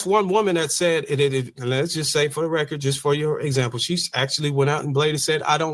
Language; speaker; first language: English; native; English